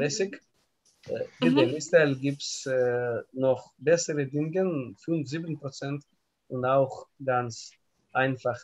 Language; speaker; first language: German; non-native, learner; Russian